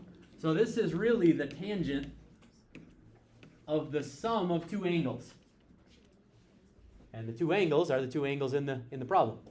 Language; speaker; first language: English; native; English